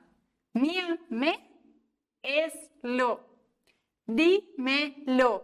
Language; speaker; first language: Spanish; non-native, fluent; German